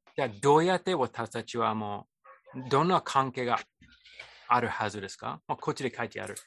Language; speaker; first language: Japanese; non-native, fluent; English